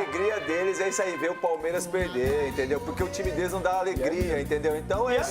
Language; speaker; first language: Portuguese; native; Portuguese